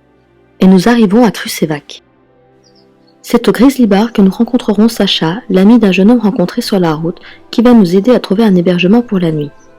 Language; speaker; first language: French; native; French